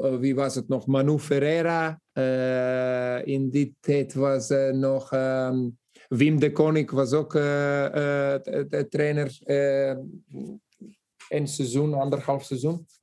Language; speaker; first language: Dutch; non-native, fluent; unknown